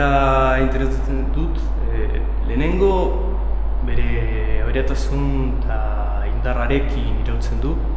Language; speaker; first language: Basque; non-native, learner; Spanish